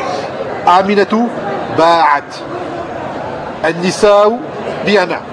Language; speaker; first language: Arabic; non-native, fluent; French